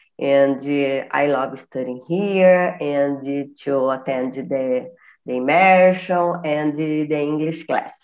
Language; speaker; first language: English; non-native, learner; Portuguese